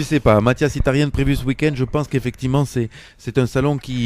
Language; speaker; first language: French; native; French